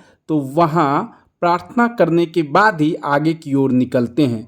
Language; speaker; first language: Hindi; native; Hindi